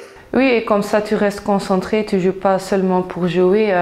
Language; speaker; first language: French; non-native, local second language; Dutch